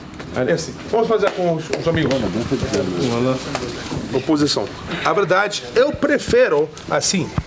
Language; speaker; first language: Portuguese; non-native, learner; English